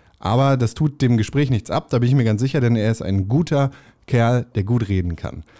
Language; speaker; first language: German; native; German